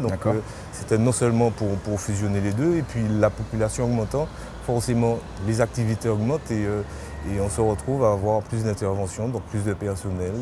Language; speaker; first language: French; native; French